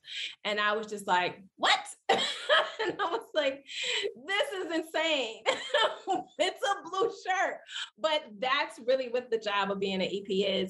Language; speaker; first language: English; native; English